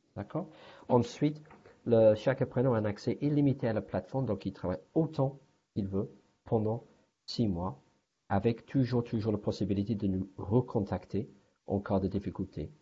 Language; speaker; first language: French; non-native, fluent; English